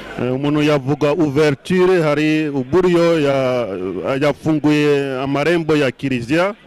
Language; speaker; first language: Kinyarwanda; non-native, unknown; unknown